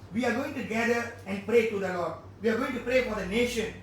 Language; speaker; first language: English; non-native, local second language; Tamil